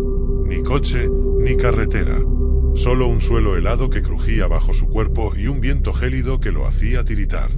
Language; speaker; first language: Spanish; native; Spanish